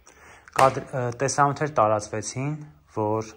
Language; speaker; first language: Armenian; native; Armenian